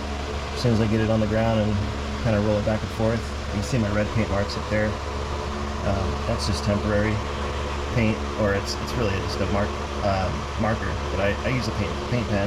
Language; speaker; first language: English; native; English